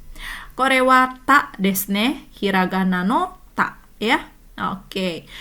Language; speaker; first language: Japanese; non-native, fluent; Indonesian